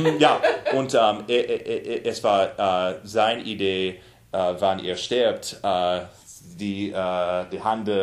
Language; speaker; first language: German; non-native, learner; English